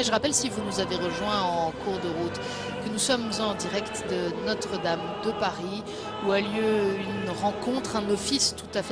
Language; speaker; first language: French; native; French